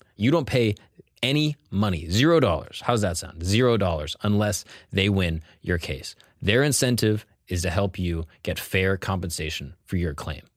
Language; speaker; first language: English; native; English